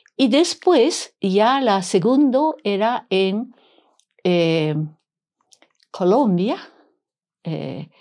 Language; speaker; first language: Spanish; non-native, fluent; Japanese